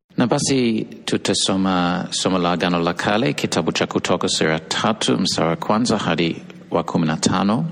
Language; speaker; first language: Swahili; non-native, fluent; English